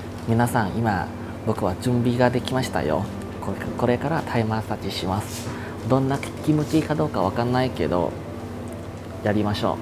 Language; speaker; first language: Japanese; non-native, learner; Thai